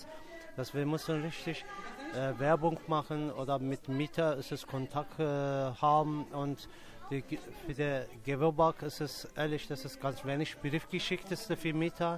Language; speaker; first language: German; non-native, local second language; Turkish